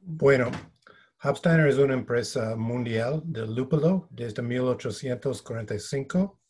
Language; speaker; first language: Spanish; non-native, fluent; English